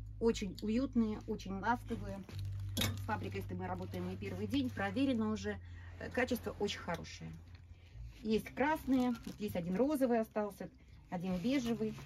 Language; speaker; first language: Russian; native; Russian